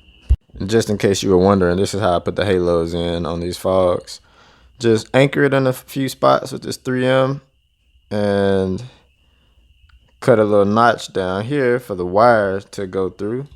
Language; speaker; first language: English; native; English